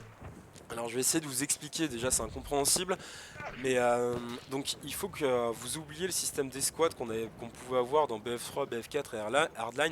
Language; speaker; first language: French; native; French